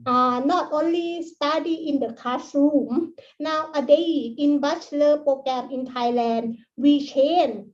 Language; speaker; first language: English; non-native, learner; Thai